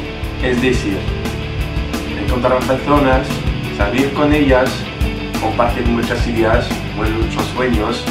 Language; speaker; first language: Spanish; non-native, fluent; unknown